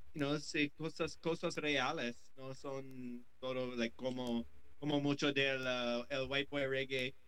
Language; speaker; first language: Spanish; non-native, learner; English